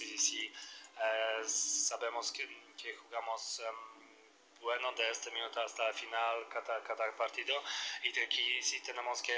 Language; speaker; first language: Spanish; non-native, learner; Polish